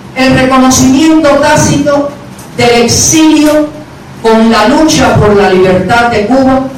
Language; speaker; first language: Spanish; native; Spanish